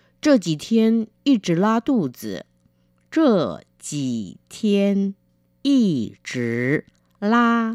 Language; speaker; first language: Chinese; non-native, fluent; Vietnamese